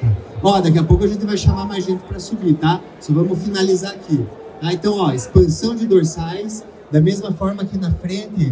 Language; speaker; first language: Portuguese; native; Portuguese